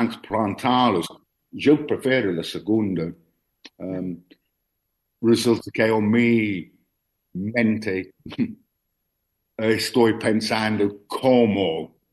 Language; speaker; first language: Spanish; non-native, learner; English